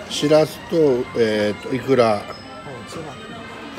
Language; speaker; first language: Japanese; native; Japanese